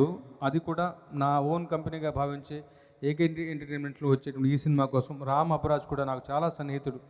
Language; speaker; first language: Telugu; native; Telugu